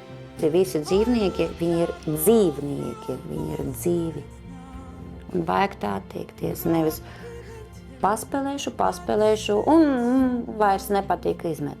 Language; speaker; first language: Latvian; non-native, local second language; Russian